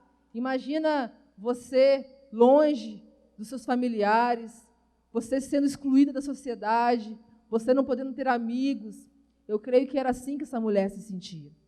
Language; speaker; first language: Portuguese; native; Portuguese